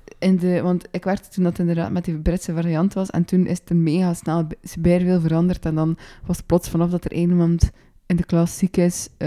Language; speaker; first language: Dutch; native; Dutch